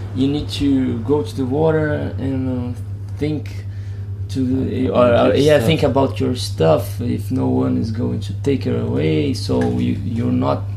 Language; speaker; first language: English; non-native, fluent; Portuguese